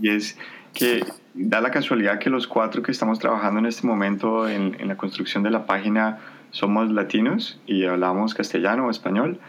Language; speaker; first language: Spanish; native; Spanish